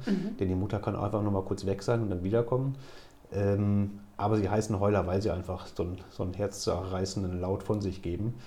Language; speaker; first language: German; native; German